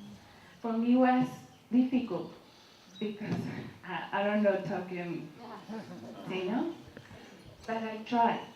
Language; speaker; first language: English; non-native, learner; Spanish